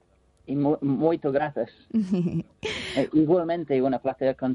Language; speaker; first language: Spanish; non-native, learner; English